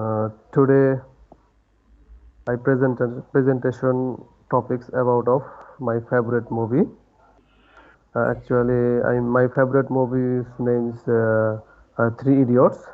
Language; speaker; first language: English; non-native, learner; Bangla